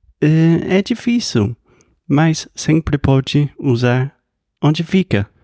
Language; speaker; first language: Portuguese; non-native, fluent; English